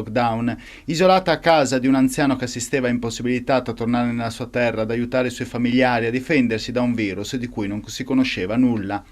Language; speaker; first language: Italian; native; Italian